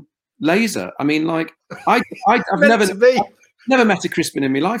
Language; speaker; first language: English; native; English